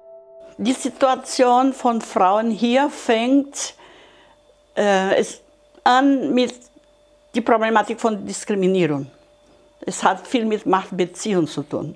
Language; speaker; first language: German; non-native, fluent; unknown